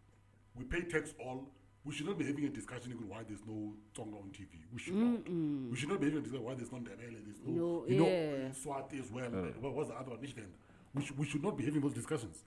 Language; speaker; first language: English; non-native, local second language; Tsonga